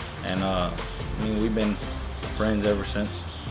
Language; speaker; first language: English; early bilingual, other home language; Spanish